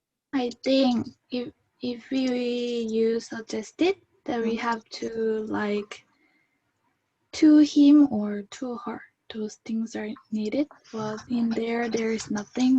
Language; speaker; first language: English; non-native, learner; Korean